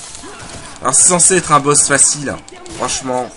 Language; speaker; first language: French; native; French